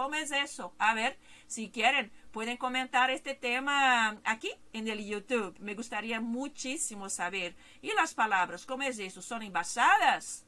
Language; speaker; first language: Spanish; non-native, fluent; Portuguese